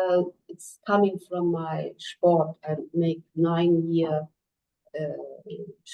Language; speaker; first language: English; non-native, learner; German